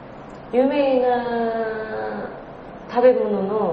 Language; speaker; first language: Japanese; non-native, learner; Korean